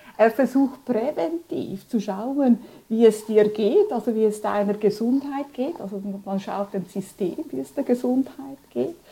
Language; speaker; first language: German; early bilingual, other home language; Spanish